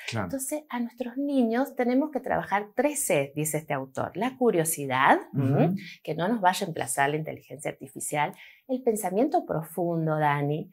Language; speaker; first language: Spanish; native; Spanish